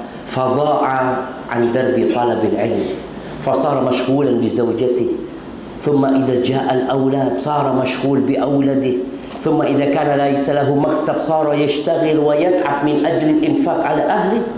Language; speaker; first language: Arabic; non-native, fluent; Indonesian